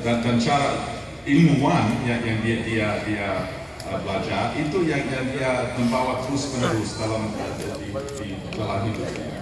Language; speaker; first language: Indonesian; non-native, fluent; English